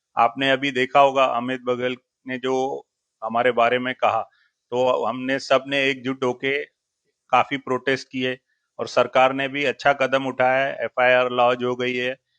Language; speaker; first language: Hindi; non-native, local second language; Sindhi